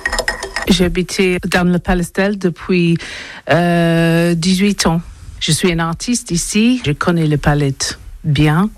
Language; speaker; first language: French; non-native, learner; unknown